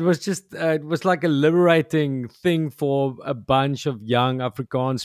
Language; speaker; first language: English; non-native, local second language; Afrikaans